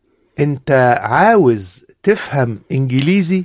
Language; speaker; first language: Arabic; non-native, learner; English